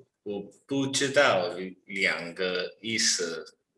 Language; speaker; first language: Chinese; non-native, learner; English